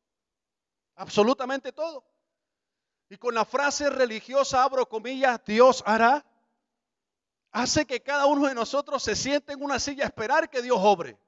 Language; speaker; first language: Spanish; native; Spanish